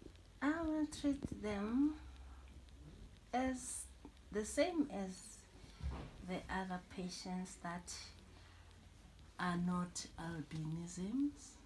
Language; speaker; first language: English; non-native, local second language; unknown